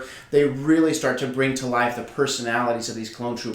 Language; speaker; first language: English; native; English